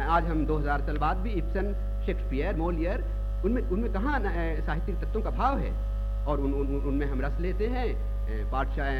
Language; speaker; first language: Hindi; native; Hindi